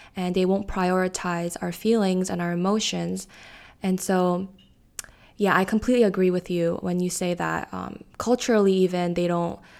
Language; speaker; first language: English; early bilingual, other home language; Korean